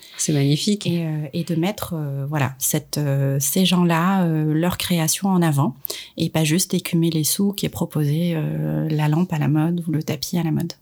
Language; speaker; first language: French; non-native, local second language; Arabic